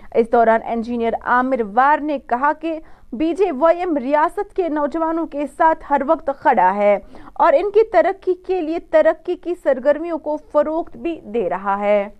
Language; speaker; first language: Urdu; non-native, local second language; Kashmiri